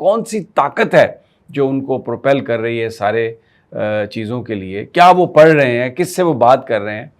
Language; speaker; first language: Urdu; native; Urdu